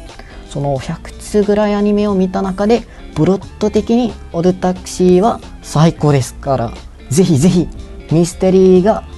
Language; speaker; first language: Japanese; non-native, fluent; Malay